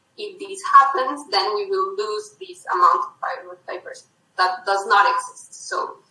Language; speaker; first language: English; non-native, fluent; Spanish